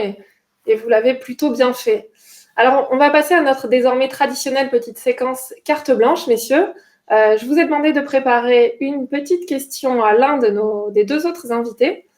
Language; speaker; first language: French; native; French